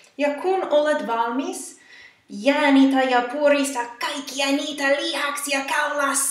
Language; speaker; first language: Finnish; non-native, fluent; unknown